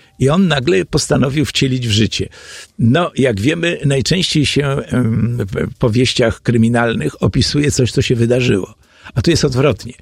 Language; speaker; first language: Polish; native; Polish